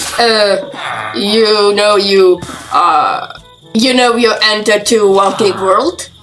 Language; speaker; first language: English; non-native, learner; Ukrainian